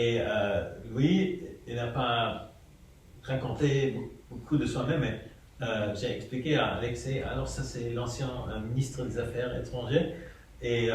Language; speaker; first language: French; non-native, fluent; German